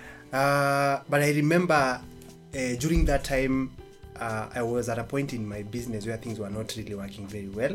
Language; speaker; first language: English; non-native, local second language; Embu